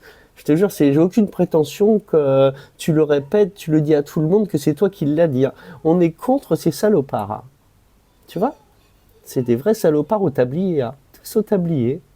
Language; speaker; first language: French; native; French